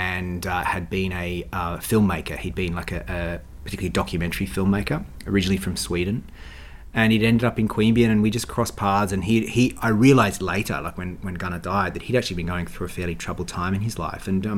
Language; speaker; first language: English; native; English